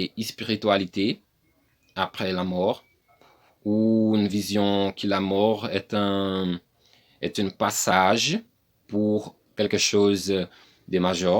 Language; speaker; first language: French; non-native, learner; Portuguese